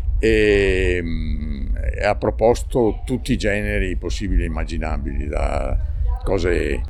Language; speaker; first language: Italian; native; Italian